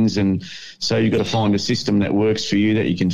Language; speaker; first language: English; native; English